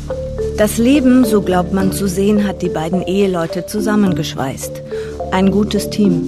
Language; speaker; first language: German; native; German